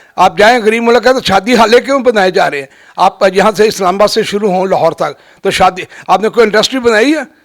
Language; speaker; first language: Urdu; non-native, local second language; Punjabi